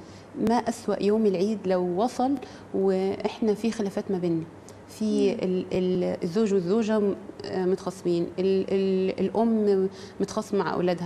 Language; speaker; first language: Arabic; native; Arabic